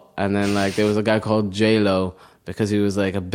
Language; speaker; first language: English; early bilingual, other home language; Somali